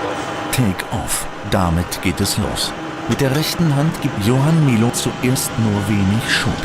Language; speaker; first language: German; native; German